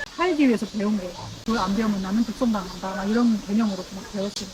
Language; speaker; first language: Korean; native; Korean